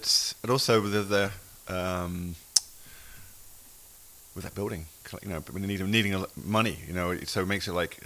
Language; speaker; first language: English; native; English